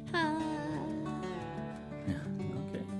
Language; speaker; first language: English; native; English